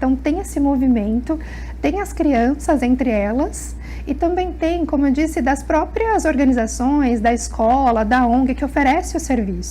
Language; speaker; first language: Portuguese; native; Portuguese